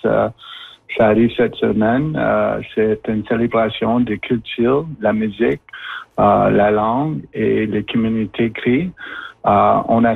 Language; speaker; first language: French; native; French